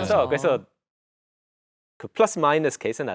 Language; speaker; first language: Korean; non-native, fluent; English